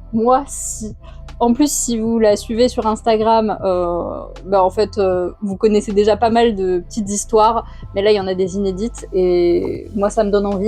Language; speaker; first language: French; native; French